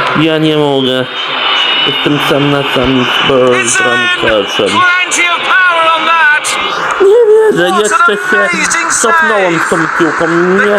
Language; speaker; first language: Polish; native; Polish